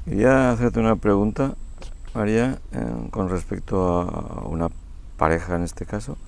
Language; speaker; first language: Spanish; non-native, local second language; Catalan